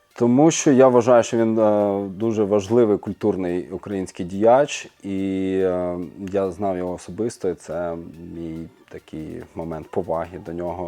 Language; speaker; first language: Ukrainian; native; Ukrainian